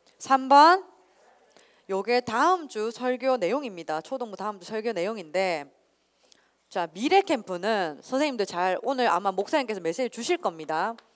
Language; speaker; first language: Korean; native; Korean